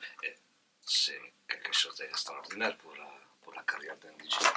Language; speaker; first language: French; non-native, fluent; Italian